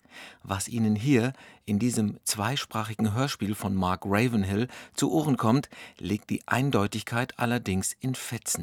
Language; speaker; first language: German; native; German